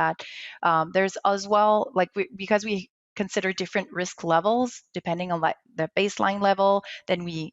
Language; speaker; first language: English; non-native, local second language; French